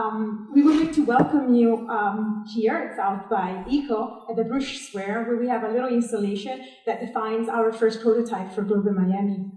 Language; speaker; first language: English; non-native, fluent; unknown